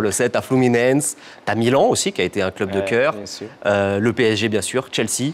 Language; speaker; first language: French; native; French